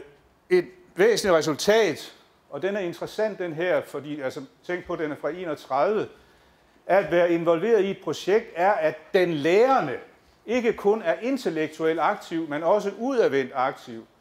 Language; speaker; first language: Danish; native; Danish